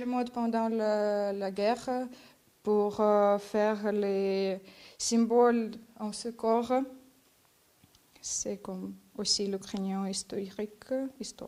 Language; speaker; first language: French; non-native, learner; Ukrainian